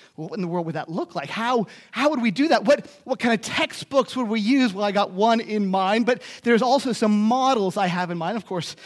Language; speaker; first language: English; native; English